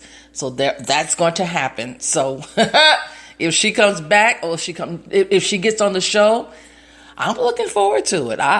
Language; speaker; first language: English; native; English